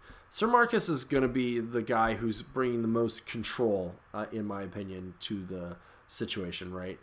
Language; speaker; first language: English; native; English